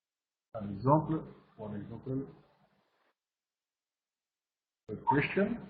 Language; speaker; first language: English; non-native, learner; French